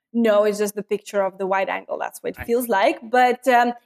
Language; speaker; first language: English; non-native, fluent; Lithuanian